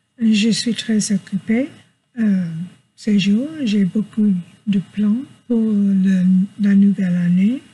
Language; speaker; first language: French; non-native, learner; English